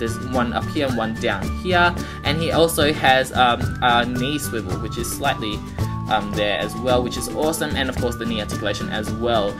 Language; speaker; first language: English; native; English